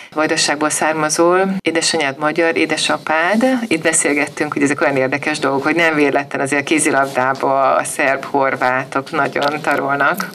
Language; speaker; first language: Hungarian; native; Hungarian